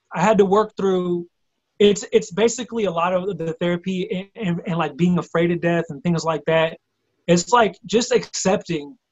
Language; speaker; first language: English; native; English